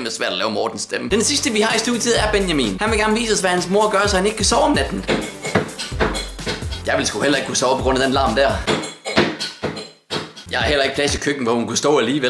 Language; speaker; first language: Danish; native; Danish